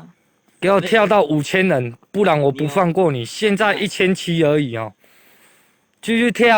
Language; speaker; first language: Chinese; native; Chinese